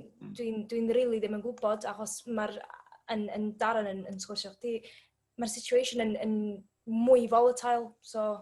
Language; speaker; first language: Welsh; non-native, learner; English